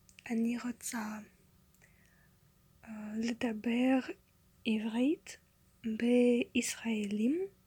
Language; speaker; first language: Hebrew; non-native, learner; Russian